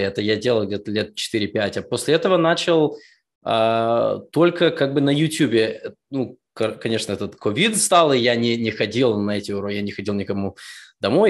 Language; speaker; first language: Russian; early bilingual, heritage; Russian